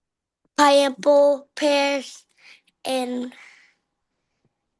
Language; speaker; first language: English; non-native, learner; Vietnamese